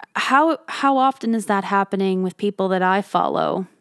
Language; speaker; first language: English; native; English